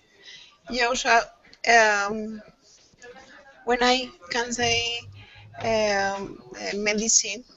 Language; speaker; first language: English; non-native, learner; Spanish